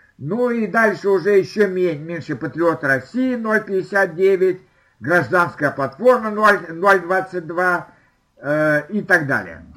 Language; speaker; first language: Russian; native; Russian